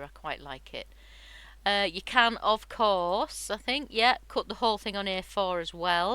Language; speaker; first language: English; native; English